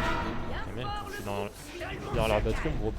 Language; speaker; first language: French; native; French